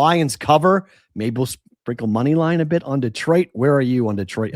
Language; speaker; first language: English; native; English